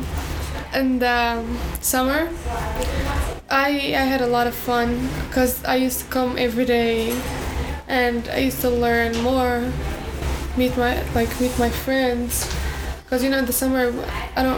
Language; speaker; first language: English; early bilingual, other home language; Arabic